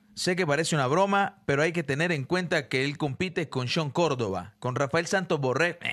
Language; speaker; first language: Spanish; native; Spanish